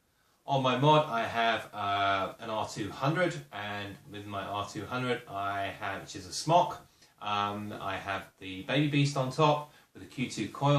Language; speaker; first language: English; native; English